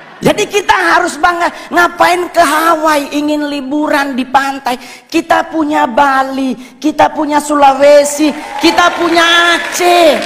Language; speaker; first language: Indonesian; native; Indonesian